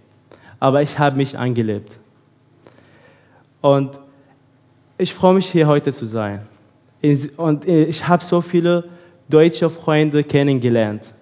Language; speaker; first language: German; non-native, learner; Arabic